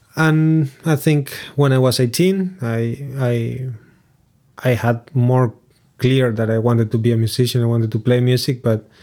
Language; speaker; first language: English; non-native, fluent; Spanish